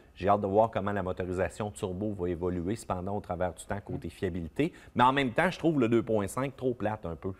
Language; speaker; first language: French; native; French